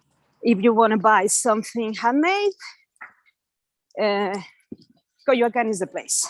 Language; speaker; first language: English; non-native, fluent; Spanish